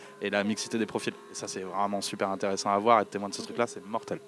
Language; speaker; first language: French; native; French